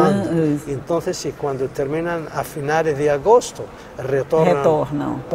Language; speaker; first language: Spanish; non-native, local second language; Arabic